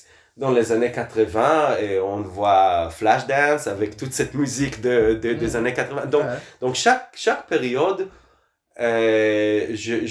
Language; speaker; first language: French; non-native, fluent; Hebrew